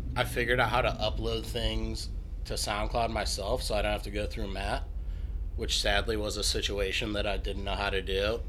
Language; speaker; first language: English; native; English